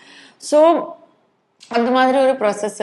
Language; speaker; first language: Tamil; non-native, local second language; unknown